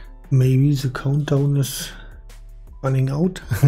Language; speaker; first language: English; non-native, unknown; German